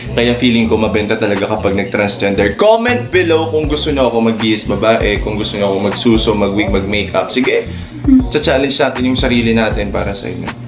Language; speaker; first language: Filipino; native; Filipino